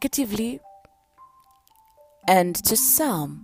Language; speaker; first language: English; non-native, local second language; Zulu